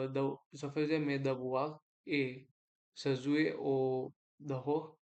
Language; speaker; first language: French; non-native, learner; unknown